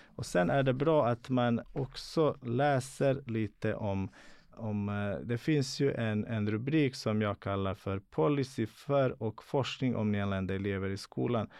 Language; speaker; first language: Swedish; non-native, fluent; Bosnian